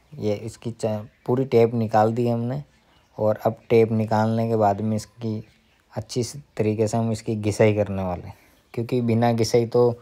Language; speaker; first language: Hindi; native; Hindi